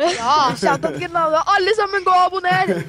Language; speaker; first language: Norwegian; native; Norwegian